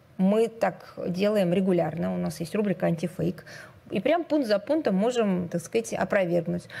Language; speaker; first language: Russian; native; Russian